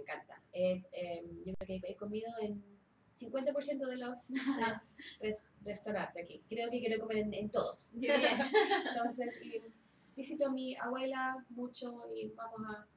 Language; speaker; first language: Spanish; early bilingual, heritage; Spanish